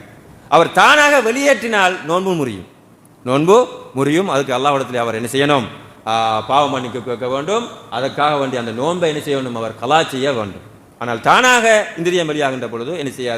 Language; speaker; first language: Tamil; native; Tamil